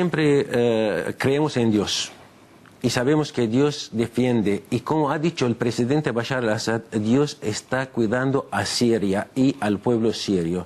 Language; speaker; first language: Spanish; non-native, fluent; Arabic